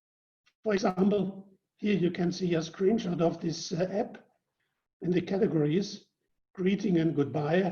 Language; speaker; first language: English; non-native, fluent; German